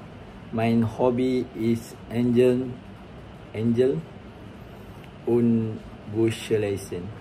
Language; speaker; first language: German; non-native, learner; Malay